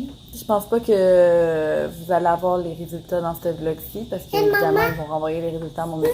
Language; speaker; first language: French; native; French